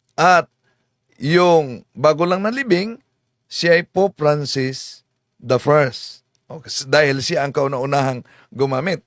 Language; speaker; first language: Filipino; non-native, local second language; Cebuano